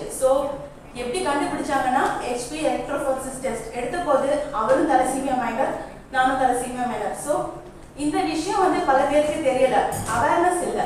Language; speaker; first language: Tamil; native; Tamil